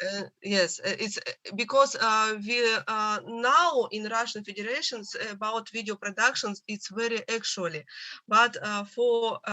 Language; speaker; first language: English; non-native, learner; Russian